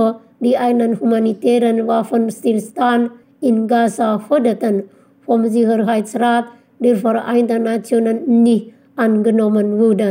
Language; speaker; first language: German; non-native, fluent; Indonesian